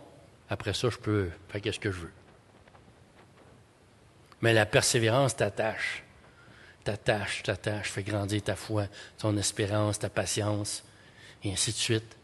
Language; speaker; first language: French; native; French